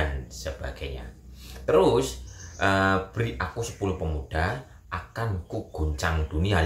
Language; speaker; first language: Indonesian; native; Indonesian